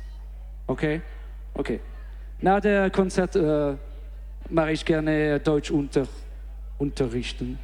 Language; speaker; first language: German; non-native, learner; English